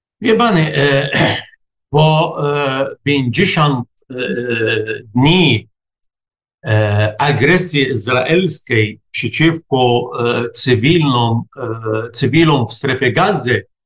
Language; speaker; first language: Polish; non-native, fluent; Arabic